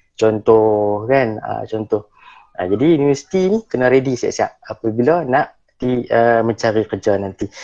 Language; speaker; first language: Malay; native; Malay